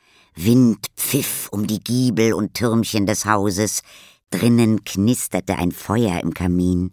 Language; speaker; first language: German; native; German